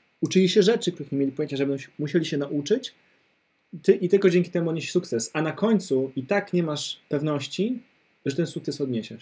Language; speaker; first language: Polish; native; Polish